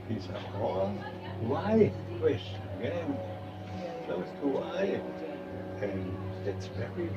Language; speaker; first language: English; non-native, fluent; German